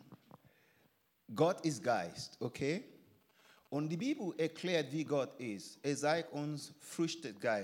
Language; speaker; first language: German; non-native, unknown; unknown